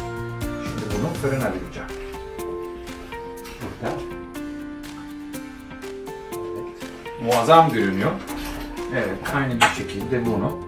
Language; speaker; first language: Turkish; non-native, fluent; Italian